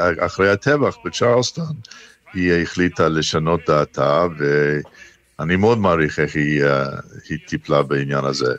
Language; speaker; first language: Hebrew; non-native, fluent; English